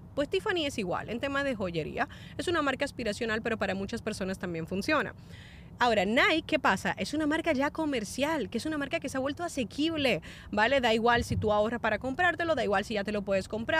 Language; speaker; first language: Spanish; native; Spanish